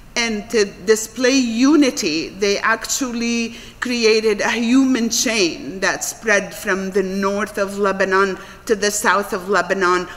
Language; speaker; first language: English; non-native, fluent; Arabic